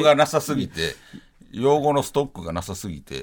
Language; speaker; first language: Japanese; native; Japanese